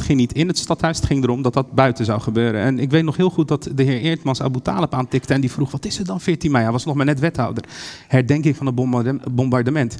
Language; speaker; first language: Dutch; early bilingual, other home language; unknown